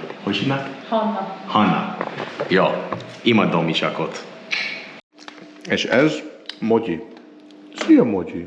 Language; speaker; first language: Hungarian; non-native, learner; English